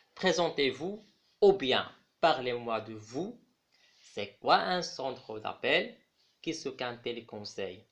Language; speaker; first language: French; non-native, local second language; Arabic